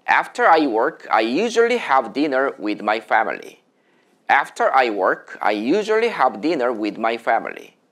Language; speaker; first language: English; non-native, fluent; Korean